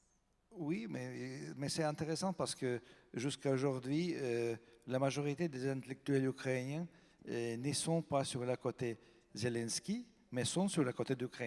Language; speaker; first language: French; non-native, fluent; Russian